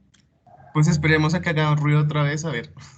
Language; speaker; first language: Spanish; native; Spanish